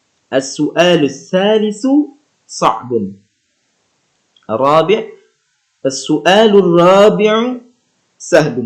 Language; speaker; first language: Arabic; non-native, fluent; Indonesian